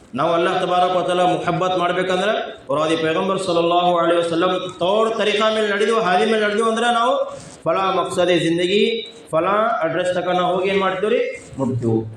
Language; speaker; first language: Kannada; non-native, local second language; Urdu